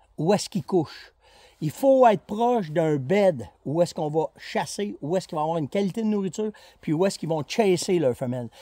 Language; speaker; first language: French; native; French